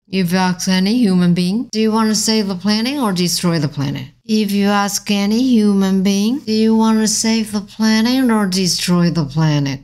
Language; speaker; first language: English; non-native, fluent; Chinese